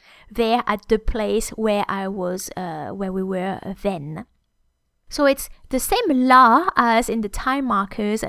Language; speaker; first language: English; non-native, fluent; French